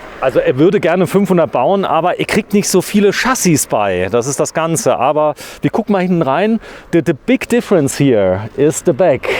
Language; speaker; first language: German; native; German